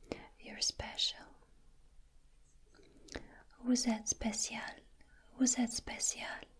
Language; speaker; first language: French; non-native, learner; Russian